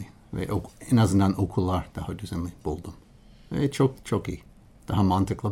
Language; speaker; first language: Turkish; non-native, learner; English